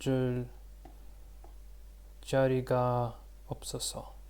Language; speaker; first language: Korean; non-native, learner; Russian